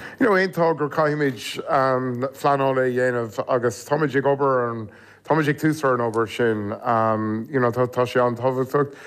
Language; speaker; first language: Irish; non-native, local second language; English